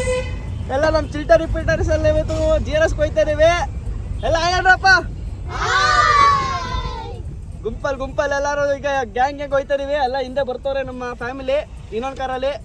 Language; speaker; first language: Kannada; native; Kannada